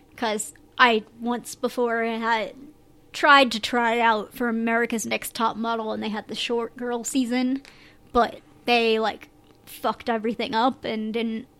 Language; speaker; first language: English; native; English